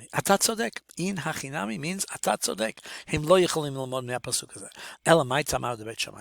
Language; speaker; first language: Hebrew; non-native, fluent; English